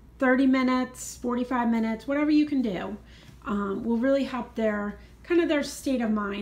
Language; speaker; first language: English; native; English